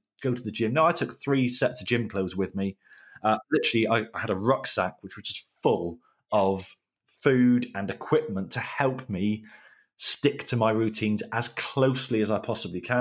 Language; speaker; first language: English; native; English